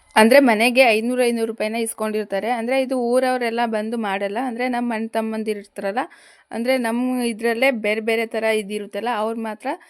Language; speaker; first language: Kannada; non-native, local second language; Lambadi